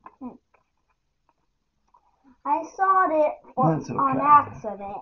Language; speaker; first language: English; native; English